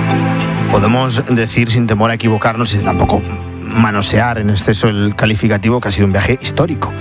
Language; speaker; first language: Spanish; native; Spanish